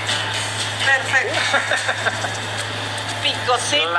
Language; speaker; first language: Spanish; native; Spanish